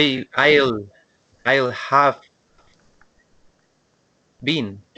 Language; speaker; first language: English; non-native, learner; Spanish